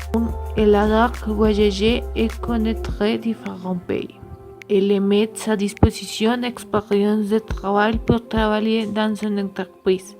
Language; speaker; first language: French; non-native, learner; Spanish